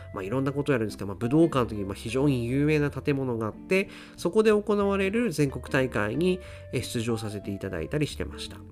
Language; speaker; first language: Japanese; native; Japanese